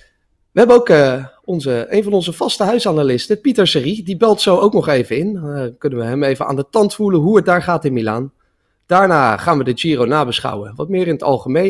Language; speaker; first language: Dutch; native; Dutch